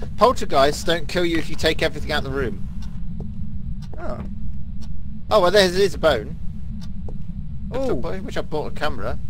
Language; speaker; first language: English; native; English